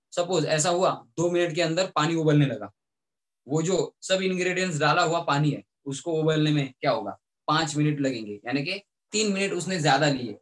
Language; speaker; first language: Hindi; native; Hindi